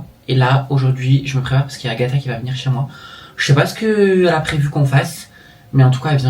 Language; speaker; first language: French; native; French